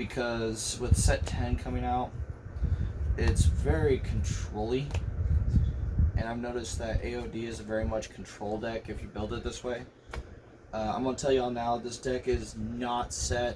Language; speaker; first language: English; native; English